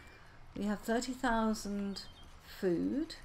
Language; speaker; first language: English; native; English